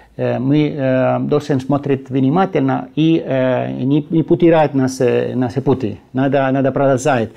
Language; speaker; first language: Russian; non-native, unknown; Finnish